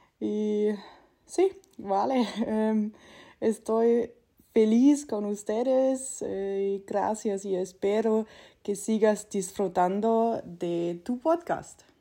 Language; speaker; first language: Spanish; non-native, learner; German